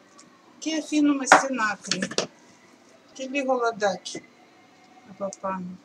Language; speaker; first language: Greek; non-native, learner; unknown